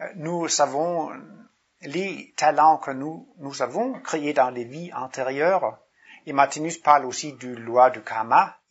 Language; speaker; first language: French; non-native, fluent; Danish